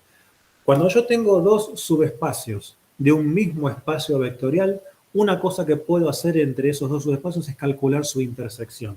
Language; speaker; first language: Spanish; native; Spanish